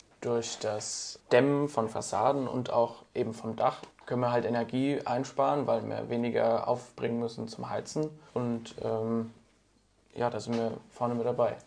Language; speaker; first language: German; native; German